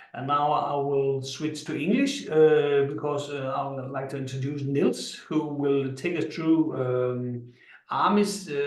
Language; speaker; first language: English; non-native, fluent; Danish